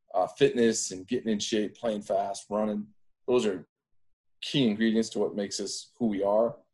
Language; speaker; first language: English; native; English